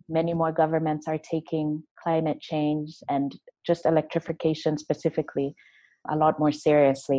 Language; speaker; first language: English; non-native, local second language; Luo (Kenya and Tanzania)